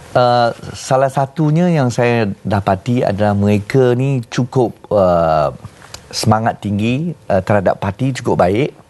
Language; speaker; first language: Malay; non-native, local second language; Chinese